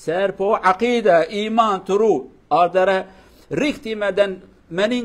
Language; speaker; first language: Norwegian; non-native, fluent; Kurdish